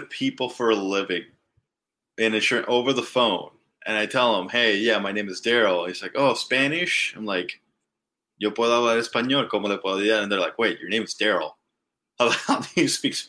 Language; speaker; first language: English; non-native, fluent; Spanish